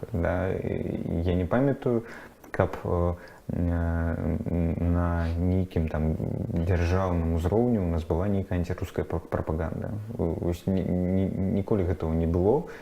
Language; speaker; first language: Belarusian; non-native, fluent; Russian